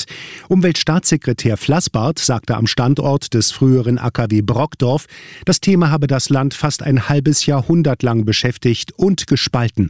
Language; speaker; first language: German; native; German